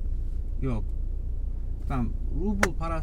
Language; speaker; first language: Turkish; non-native, learner; Kyrgyz